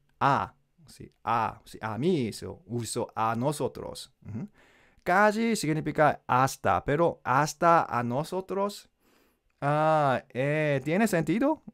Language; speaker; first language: Spanish; non-native, learner; Korean